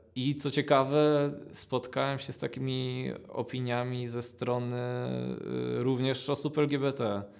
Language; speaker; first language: Polish; native; Polish